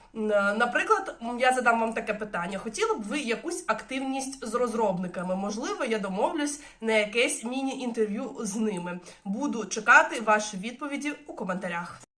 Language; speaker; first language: Ukrainian; non-native, local second language; Russian